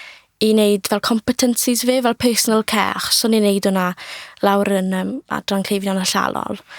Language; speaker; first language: Welsh; native; Welsh